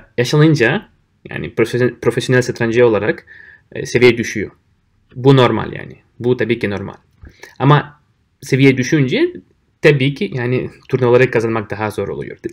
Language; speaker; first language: Turkish; non-native, fluent; Russian